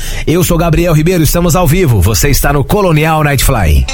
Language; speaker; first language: Portuguese; native; Portuguese